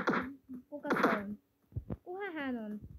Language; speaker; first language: Finnish; non-native, learner; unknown